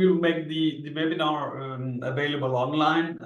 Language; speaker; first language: English; non-native, fluent; Danish